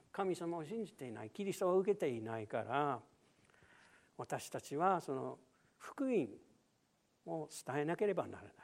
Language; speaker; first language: Japanese; non-native, fluent; English